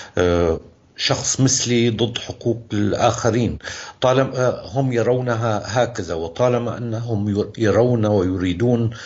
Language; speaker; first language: Arabic; native; Arabic